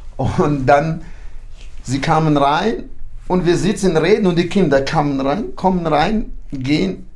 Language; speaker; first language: German; early bilingual, heritage; German